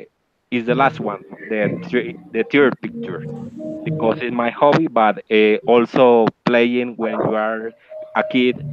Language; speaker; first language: English; non-native, learner; Spanish